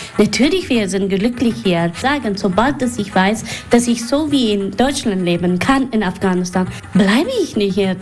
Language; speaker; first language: German; non-native, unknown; Persian